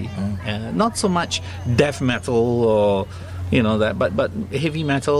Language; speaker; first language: English; native; English